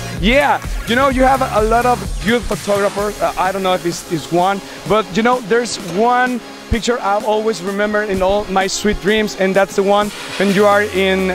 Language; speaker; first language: English; non-native, fluent; Spanish